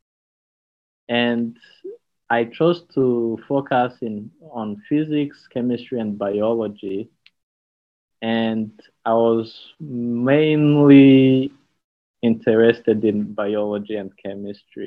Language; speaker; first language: English; non-native, local second language; Kinyarwanda